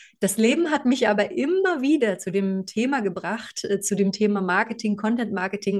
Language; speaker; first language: German; native; German